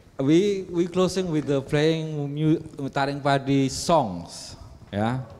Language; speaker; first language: English; non-native, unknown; Indonesian